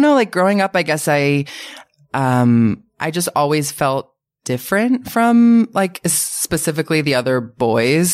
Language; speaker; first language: English; native; English